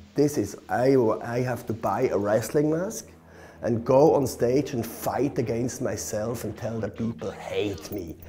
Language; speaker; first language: English; non-native, fluent; Swiss German